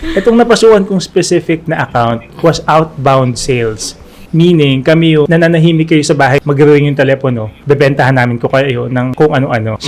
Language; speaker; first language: Filipino; native; Filipino